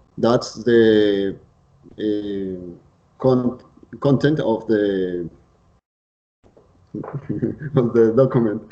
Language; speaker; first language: English; non-native, learner; Spanish